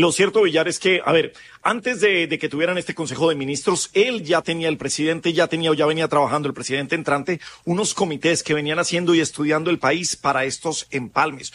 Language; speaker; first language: Spanish; native; Spanish